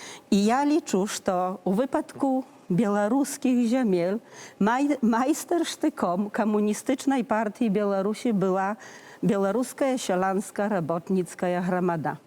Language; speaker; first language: Polish; non-native, learner; Belarusian